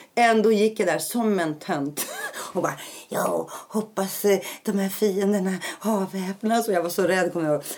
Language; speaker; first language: Swedish; early bilingual, other home language; Greek